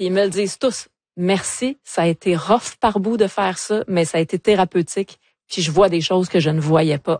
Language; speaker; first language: French; native; French